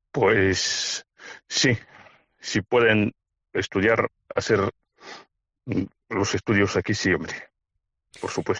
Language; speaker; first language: Spanish; non-native, fluent; Bulgarian